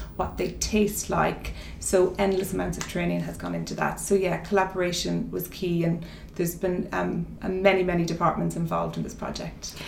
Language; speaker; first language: English; native; English